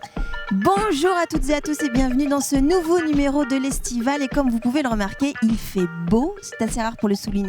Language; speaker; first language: French; native; French